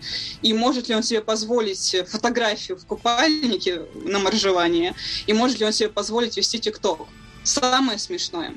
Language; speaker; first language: Russian; native; Russian